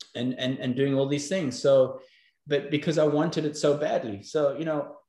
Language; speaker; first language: English; native; English